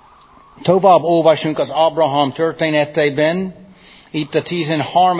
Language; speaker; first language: Hungarian; non-native, fluent; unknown